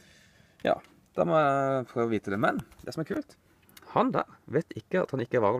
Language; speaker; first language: Norwegian; native; Norwegian